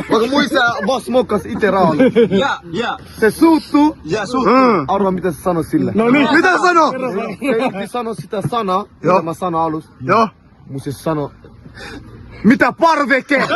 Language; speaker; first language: Finnish; non-native, learner; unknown